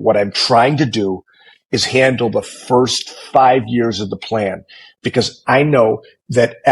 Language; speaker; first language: English; native; English